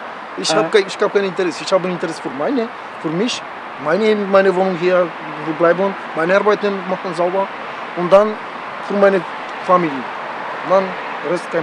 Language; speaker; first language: German; non-native, learner; Romanian